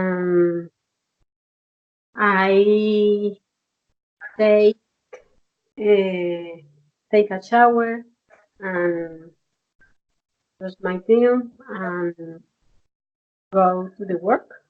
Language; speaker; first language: English; non-native, learner; Spanish